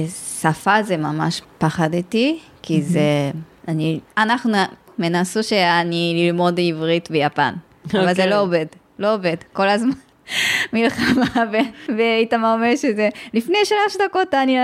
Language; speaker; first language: Hebrew; non-native, learner; Japanese